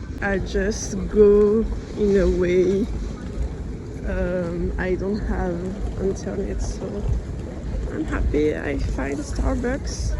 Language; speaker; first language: English; non-native, learner; French